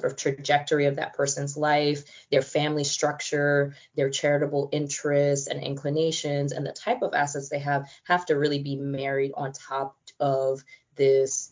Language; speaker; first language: English; native; English